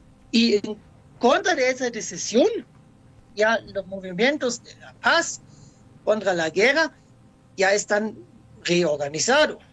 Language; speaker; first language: Spanish; non-native, fluent; German